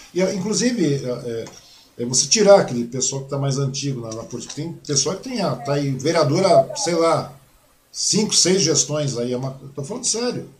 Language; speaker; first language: Portuguese; early bilingual, other home language; Chinese